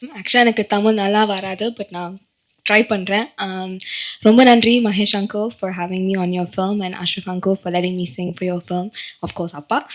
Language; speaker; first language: Tamil; non-native, learner; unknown